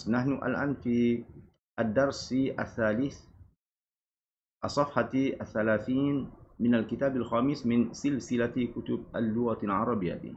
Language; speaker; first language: Arabic; non-native, fluent; Malay